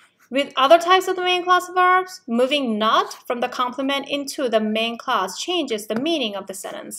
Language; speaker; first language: English; non-native, fluent; Korean